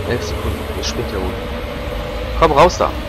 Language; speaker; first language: German; native; German